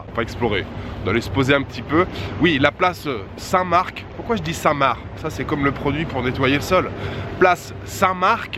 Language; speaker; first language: French; native; French